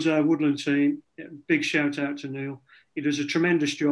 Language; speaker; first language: English; native; English